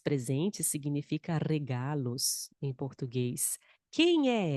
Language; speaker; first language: Portuguese; non-native, fluent; Spanish